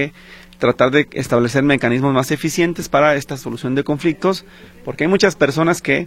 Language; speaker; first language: Spanish; native; Spanish